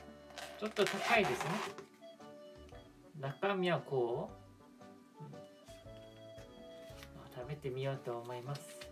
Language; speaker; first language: Japanese; non-native, fluent; Korean